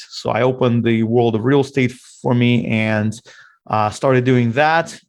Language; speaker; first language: English; non-native, fluent; Russian